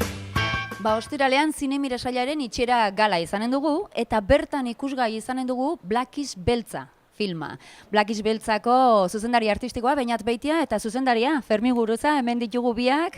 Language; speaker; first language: Basque; native; Basque